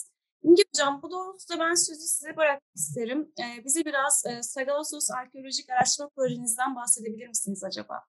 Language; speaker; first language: Turkish; native; Turkish